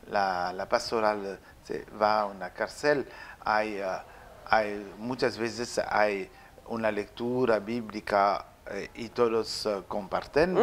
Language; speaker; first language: Spanish; non-native, learner; French